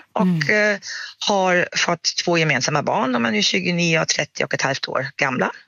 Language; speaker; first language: Swedish; non-native, fluent; German